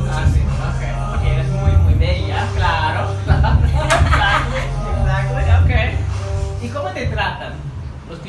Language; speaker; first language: Spanish; non-native, learner; English